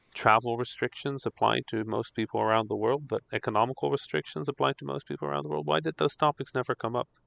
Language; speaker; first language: English; non-native, fluent; Dutch